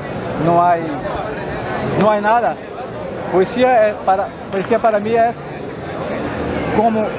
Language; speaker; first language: Spanish; non-native, fluent; Portuguese